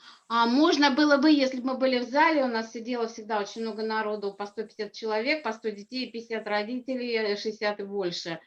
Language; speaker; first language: Russian; native; Russian